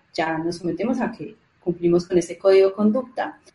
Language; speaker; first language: Spanish; native; Spanish